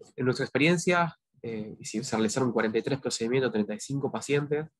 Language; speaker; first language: Spanish; native; Spanish